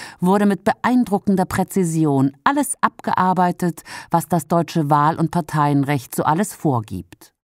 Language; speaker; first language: German; native; German